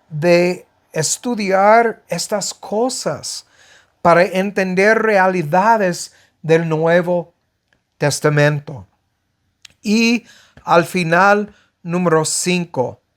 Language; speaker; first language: Spanish; non-native, fluent; English